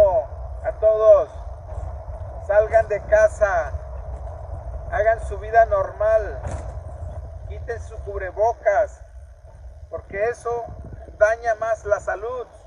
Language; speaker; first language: Spanish; native; Spanish